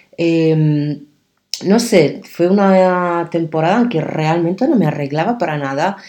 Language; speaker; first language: Spanish; early bilingual, other home language; Arabic